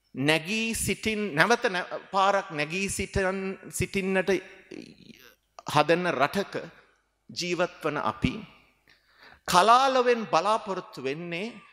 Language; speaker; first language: Sinhala; non-native, local second language; Tamil